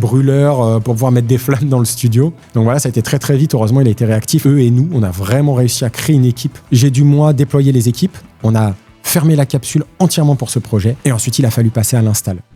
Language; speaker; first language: French; native; French